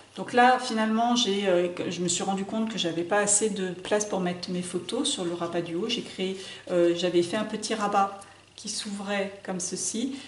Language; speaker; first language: French; native; French